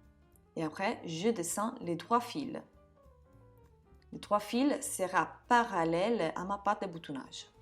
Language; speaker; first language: French; non-native, fluent; Italian